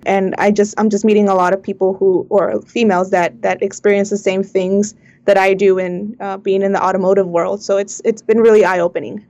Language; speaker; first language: English; native; English